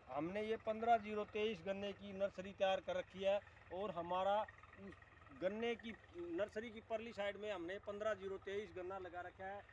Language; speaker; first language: Hindi; native; Hindi